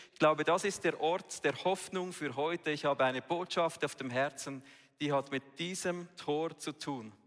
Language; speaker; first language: German; native; German